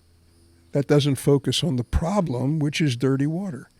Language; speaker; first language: English; native; English